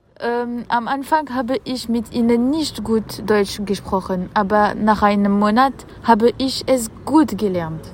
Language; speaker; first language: German; non-native, fluent; French